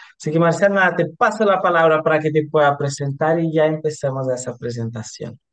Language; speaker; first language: Spanish; non-native, fluent; Portuguese